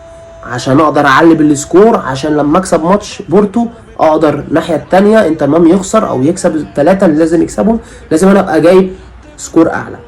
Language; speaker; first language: Arabic; native; Arabic